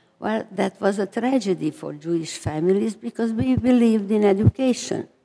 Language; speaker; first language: English; non-native, fluent; Hungarian